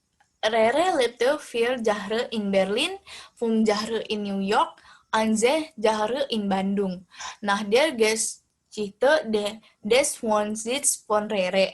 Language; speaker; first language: German; non-native, learner; Indonesian